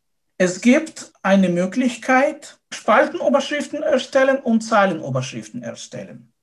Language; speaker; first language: German; non-native, fluent; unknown